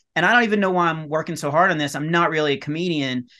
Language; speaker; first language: English; native; English